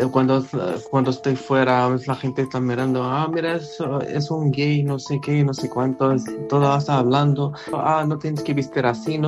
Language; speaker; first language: Spanish; non-native, learner; Arabic